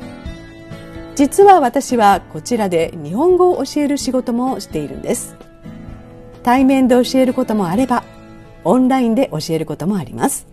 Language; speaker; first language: Japanese; native; Japanese